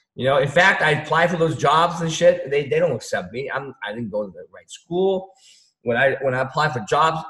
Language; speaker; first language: English; early bilingual, other home language; Vietnamese